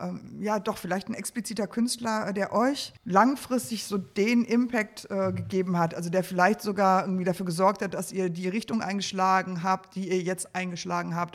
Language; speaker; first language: German; native; German